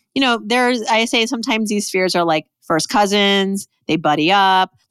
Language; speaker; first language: English; early bilingual, other home language; Persian